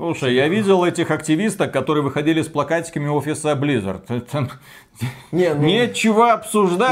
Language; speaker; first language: Russian; native; Russian